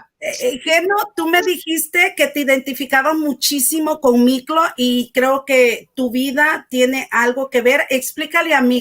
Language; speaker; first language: Spanish; native; Spanish